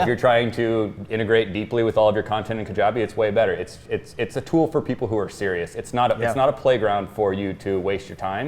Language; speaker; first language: English; native; English